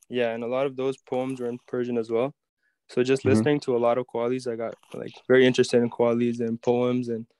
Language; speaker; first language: English; native; English